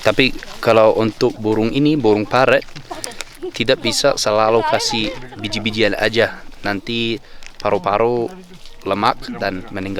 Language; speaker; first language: Indonesian; non-native, fluent; English